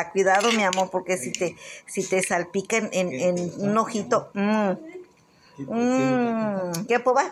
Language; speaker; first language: Spanish; native; Spanish